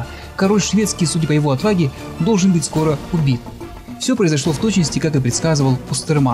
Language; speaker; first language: Russian; native; Russian